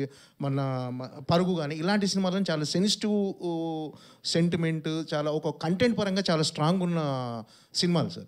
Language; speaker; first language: Telugu; native; Telugu